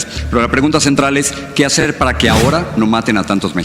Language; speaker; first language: Spanish; native; Spanish